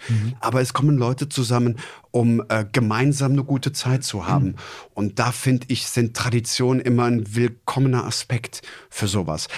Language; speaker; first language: German; native; German